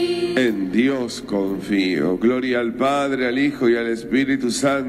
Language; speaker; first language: Spanish; native; Spanish